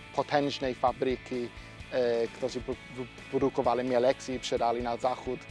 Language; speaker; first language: Polish; non-native, fluent; English